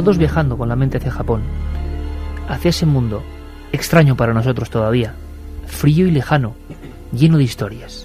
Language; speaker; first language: Spanish; native; Spanish